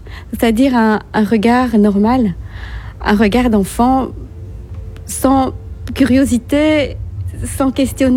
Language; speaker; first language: French; native; French